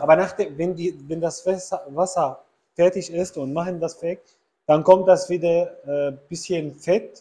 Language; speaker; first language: German; non-native, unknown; Arabic